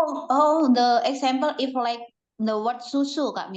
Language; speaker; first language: English; non-native, learner; Indonesian